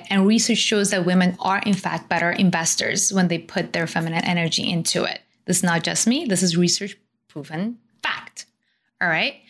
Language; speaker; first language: English; non-native, fluent; Persian